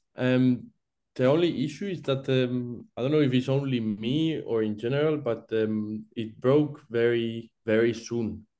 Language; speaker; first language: English; non-native, fluent; Spanish